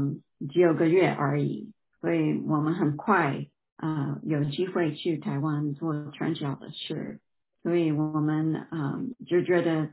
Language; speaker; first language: Chinese; non-native, fluent; English